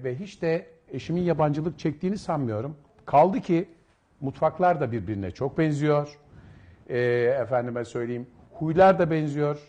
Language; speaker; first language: Turkish; native; Turkish